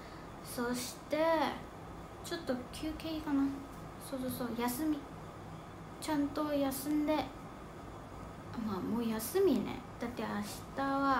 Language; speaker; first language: Japanese; non-native, fluent; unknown